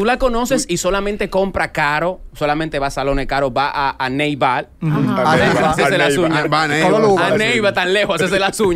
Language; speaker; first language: Spanish; native; Spanish